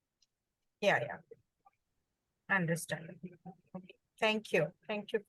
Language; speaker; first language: English; non-native, learner; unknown